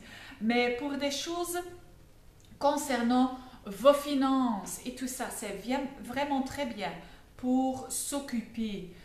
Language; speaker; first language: French; non-native, fluent; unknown